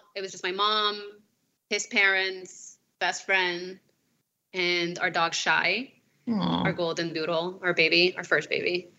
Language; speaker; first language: English; non-native, fluent; Spanish